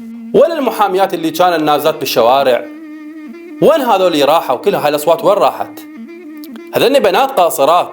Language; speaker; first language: Arabic; native; Arabic